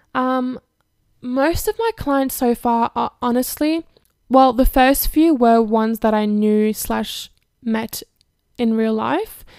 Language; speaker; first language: English; early bilingual, other home language; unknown